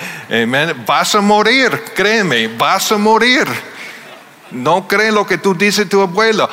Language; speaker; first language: Spanish; non-native, fluent; English